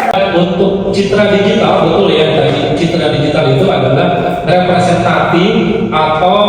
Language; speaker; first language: Indonesian; native; Indonesian